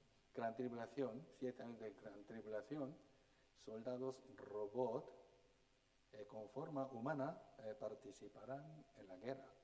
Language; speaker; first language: Spanish; non-native, fluent; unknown